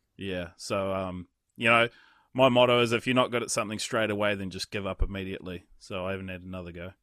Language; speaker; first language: English; native; English